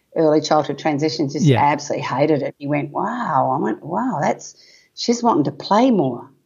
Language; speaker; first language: English; native; English